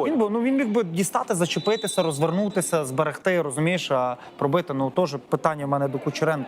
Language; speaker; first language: Ukrainian; native; Ukrainian